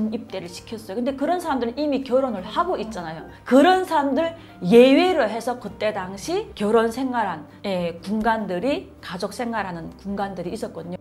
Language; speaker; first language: Korean; native; Korean